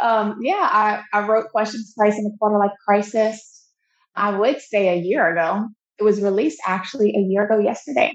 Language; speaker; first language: English; native; English